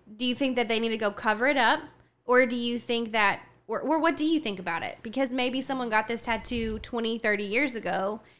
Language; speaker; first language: English; early bilingual, other home language; Spanish